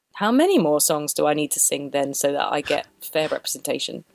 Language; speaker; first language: English; native; English